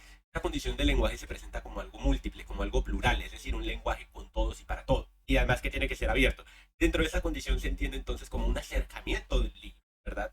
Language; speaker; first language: Spanish; native; Spanish